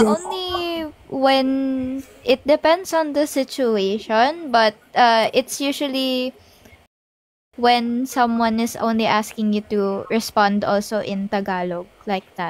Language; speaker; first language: English; non-native, local second language; Filipino